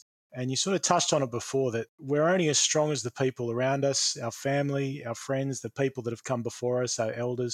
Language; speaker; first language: English; native; English